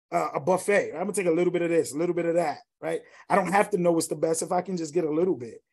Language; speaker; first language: English; native; English